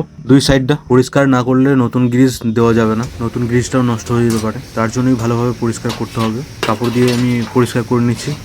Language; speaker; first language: Bangla; native; Bangla